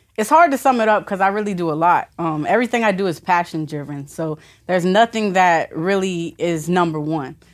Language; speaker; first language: English; native; English